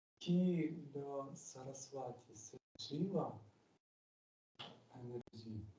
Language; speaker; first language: French; non-native, learner; Russian